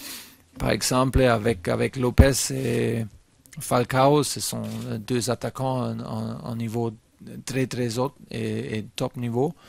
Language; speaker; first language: French; non-native, fluent; German